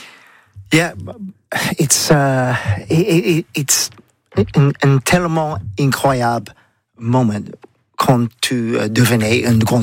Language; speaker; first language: French; non-native, learner; English